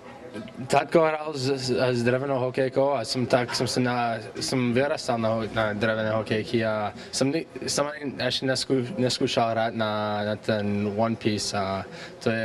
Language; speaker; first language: Slovak; early bilingual, heritage; English